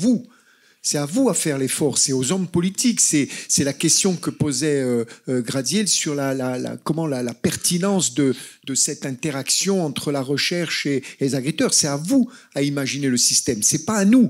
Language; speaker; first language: French; native; French